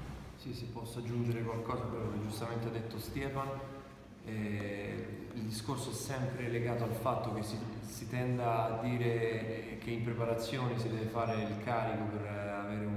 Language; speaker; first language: Italian; native; Italian